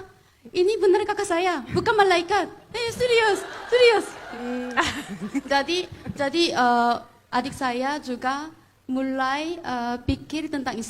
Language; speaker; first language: Indonesian; non-native, fluent; Korean